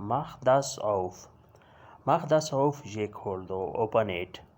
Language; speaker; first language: German; non-native, learner; Urdu